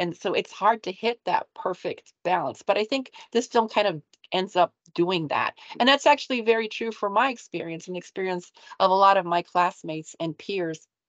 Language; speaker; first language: English; early bilingual, other home language; Ukrainian